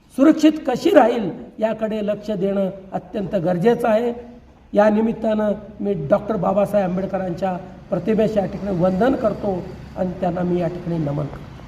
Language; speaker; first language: Marathi; native; Marathi